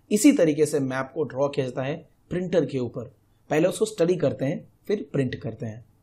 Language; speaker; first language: Hindi; non-native, local second language; Gujarati